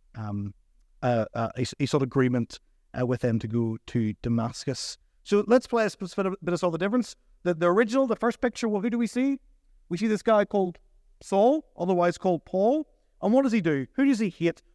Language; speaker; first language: English; native; English